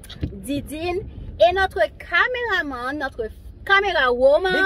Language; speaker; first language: French; non-native, local second language; Haitian Creole